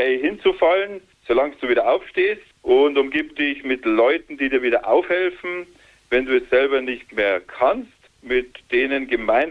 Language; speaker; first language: German; native; German